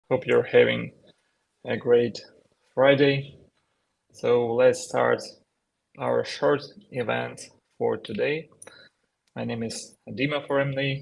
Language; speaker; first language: English; non-native, fluent; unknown